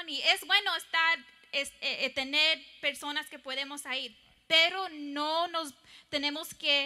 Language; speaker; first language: Spanish; early bilingual, heritage; English